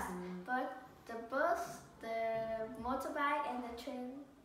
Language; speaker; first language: English; non-native, learner; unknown